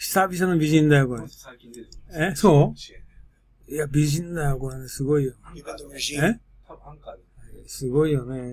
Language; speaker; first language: Japanese; native; Japanese